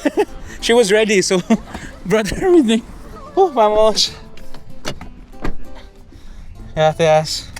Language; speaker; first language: Spanish; non-native, learner; Filipino